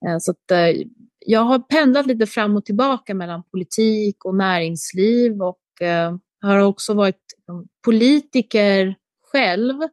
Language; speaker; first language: Swedish; early bilingual, other home language; Albanian